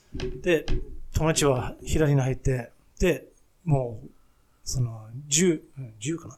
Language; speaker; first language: Japanese; non-native, fluent; English